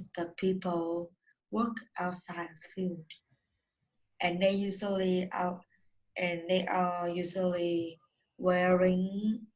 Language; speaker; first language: English; non-native, learner; Vietnamese